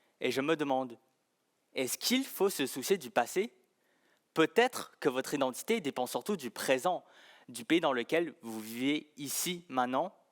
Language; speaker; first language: French; early bilingual, other home language; Chinese